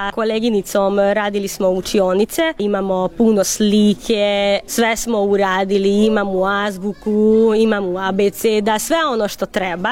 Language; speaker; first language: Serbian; non-native, local second language; Hungarian